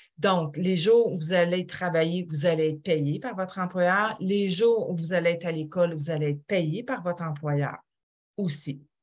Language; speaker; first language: French; native; French